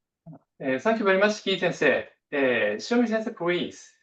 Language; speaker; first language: English; non-native, fluent; Japanese